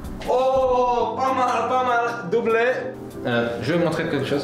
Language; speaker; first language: French; non-native, learner; Croatian